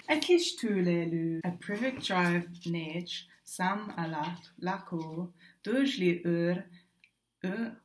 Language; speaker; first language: Hungarian; non-native, learner; English